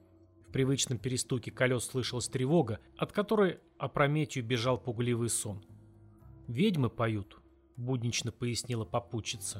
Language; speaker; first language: Russian; native; Russian